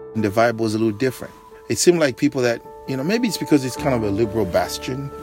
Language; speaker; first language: English; non-native, local second language; Bemba